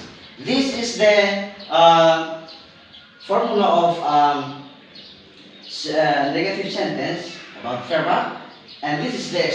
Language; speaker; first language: English; non-native, learner; Indonesian